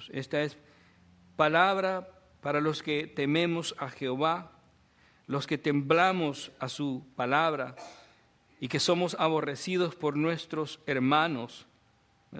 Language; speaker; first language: Spanish; native; Spanish